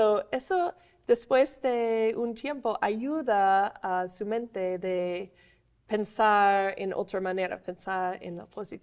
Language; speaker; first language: Spanish; non-native, fluent; English